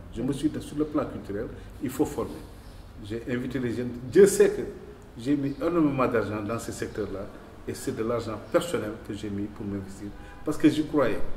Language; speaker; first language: French; non-native, local second language; Wolof